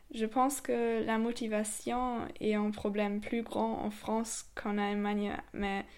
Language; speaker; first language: French; non-native, fluent; German